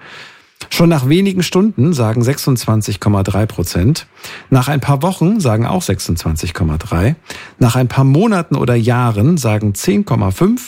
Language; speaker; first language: German; native; German